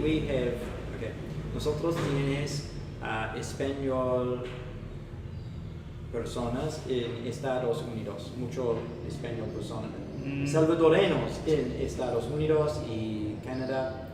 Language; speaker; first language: Spanish; non-native, learner; English